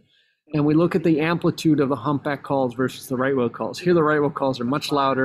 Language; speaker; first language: English; native; English